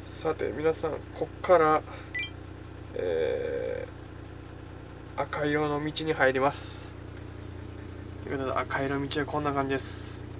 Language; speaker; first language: Japanese; native; Japanese